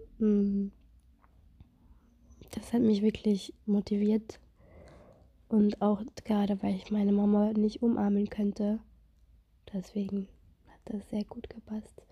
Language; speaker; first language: German; non-native, fluent; Russian